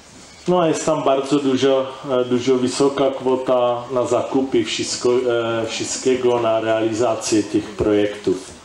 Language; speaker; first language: Polish; non-native, learner; Czech